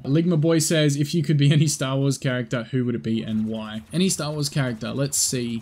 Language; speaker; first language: English; native; English